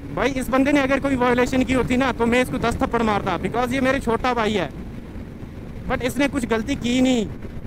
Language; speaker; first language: Hindi; native; Hindi